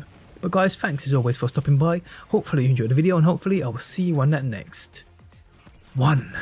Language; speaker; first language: English; native; English